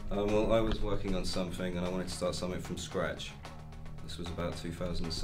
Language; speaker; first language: English; native; English